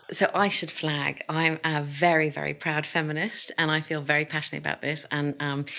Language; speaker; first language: English; native; English